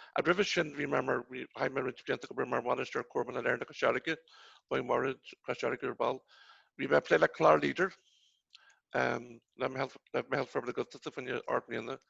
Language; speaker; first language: Irish; native; Irish